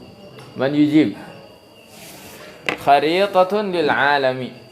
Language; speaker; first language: Arabic; non-native, fluent; Indonesian